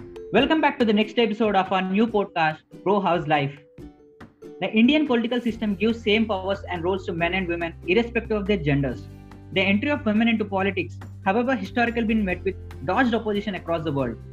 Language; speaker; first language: English; non-native, local second language; Telugu